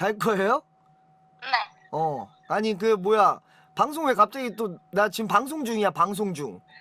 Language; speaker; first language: Korean; native; Korean